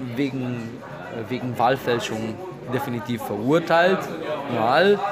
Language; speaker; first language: German; non-native, fluent; Romanian